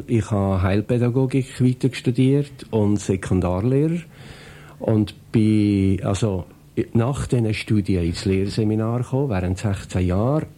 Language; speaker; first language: German; native; German